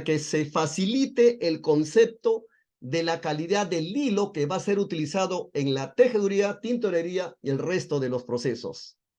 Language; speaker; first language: Spanish; native; Spanish